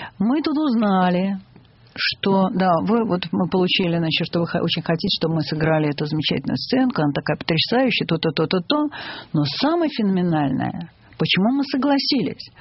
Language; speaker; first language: Russian; native; Russian